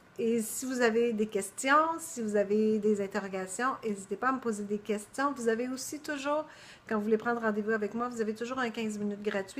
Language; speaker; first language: French; native; French